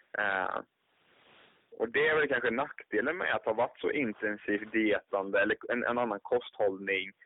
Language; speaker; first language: Swedish; native; Swedish